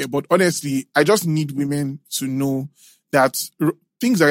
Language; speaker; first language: English; non-native, local second language; Yoruba